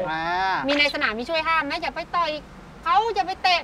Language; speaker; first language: Thai; native; Thai